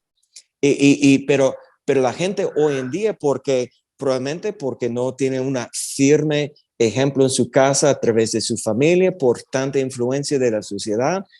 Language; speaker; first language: Spanish; early bilingual, heritage; Spanish